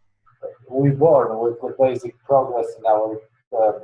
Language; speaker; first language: English; non-native, learner; Polish